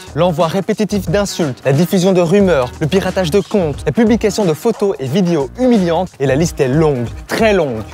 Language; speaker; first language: French; early bilingual, other home language; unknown